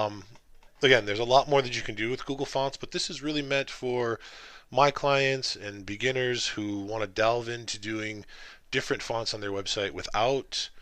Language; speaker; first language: English; native; English